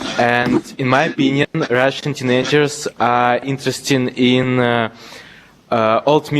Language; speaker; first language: English; non-native, learner; Russian